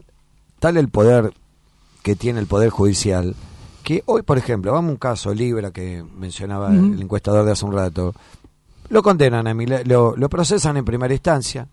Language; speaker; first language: Spanish; native; Spanish